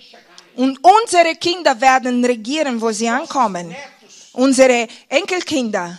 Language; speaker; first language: German; non-native, fluent; Portuguese